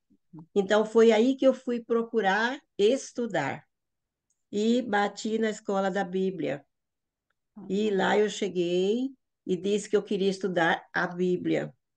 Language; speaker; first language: Portuguese; native; Portuguese